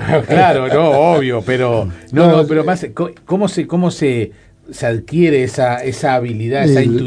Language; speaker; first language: Spanish; native; Spanish